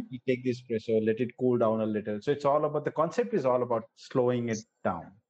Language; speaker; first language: English; non-native, local second language; Gujarati